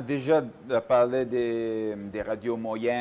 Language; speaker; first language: French; non-native, learner; Italian